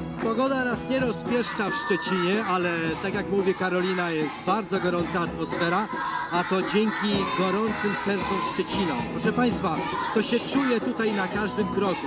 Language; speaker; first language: Polish; native; Polish